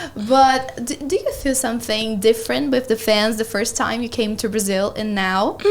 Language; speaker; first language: English; non-native, fluent; Portuguese